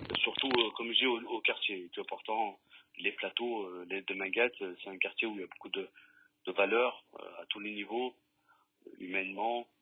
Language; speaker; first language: French; native; French